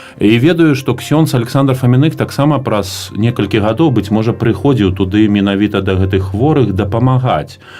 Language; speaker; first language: Belarusian; native; Belarusian